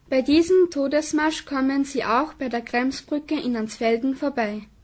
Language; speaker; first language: German; native; German